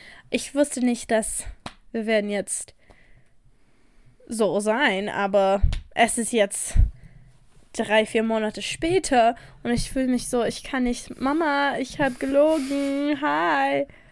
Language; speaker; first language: German; non-native, fluent; English